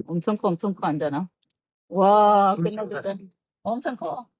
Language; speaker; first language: Korean; native; Korean